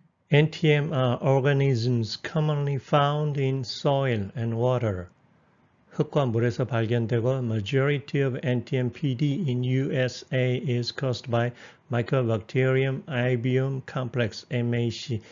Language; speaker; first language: English; non-native, fluent; Korean